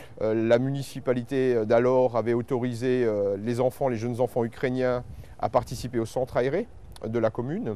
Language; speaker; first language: French; native; French